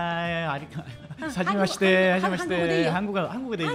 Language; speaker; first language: Japanese; non-native, learner; Korean